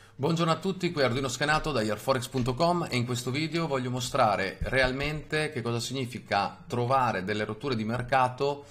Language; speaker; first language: Italian; native; Italian